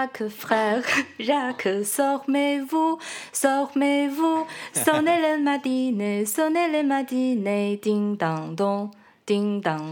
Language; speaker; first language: French; non-native, learner; Chinese